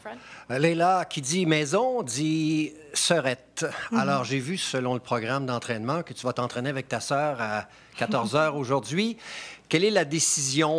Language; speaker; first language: French; native; French